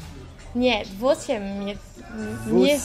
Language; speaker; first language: Russian; non-native, learner; French